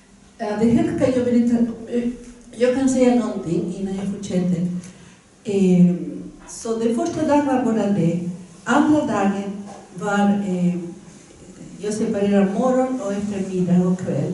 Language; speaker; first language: Swedish; non-native, fluent; Spanish